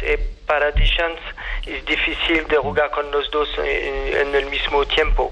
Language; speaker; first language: Spanish; non-native, fluent; French